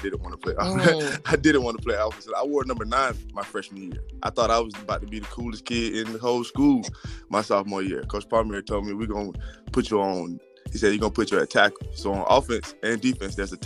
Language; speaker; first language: English; native; English